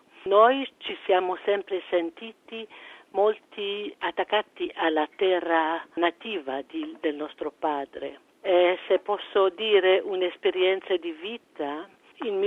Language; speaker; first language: Italian; early bilingual, heritage; French